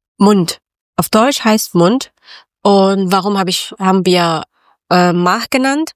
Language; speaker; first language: German; non-native, learner; Persian